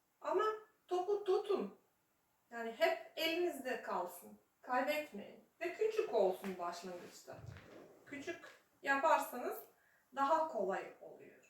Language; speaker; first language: Turkish; non-native, fluent; Serbian